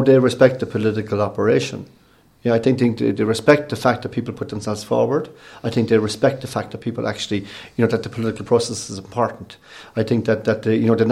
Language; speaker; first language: English; native; English